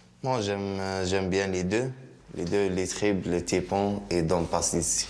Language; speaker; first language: French; non-native, learner; Arabic